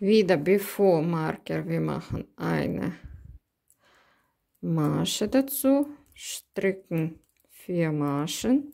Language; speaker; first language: German; non-native, learner; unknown